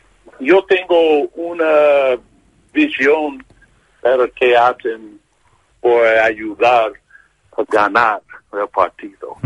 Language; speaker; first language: Spanish; non-native, learner; English